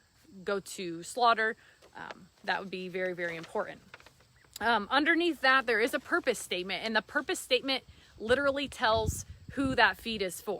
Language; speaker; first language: English; native; English